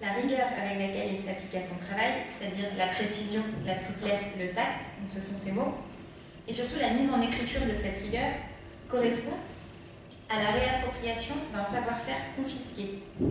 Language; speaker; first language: French; native; French